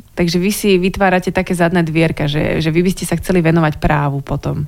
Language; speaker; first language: Slovak; native; Slovak